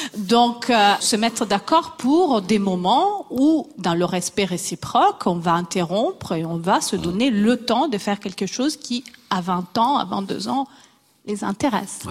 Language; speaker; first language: French; non-native, fluent; Italian